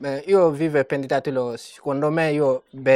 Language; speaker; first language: Italian; non-native, learner; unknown